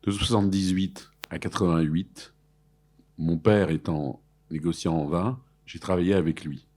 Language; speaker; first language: French; early bilingual, other home language; Arabic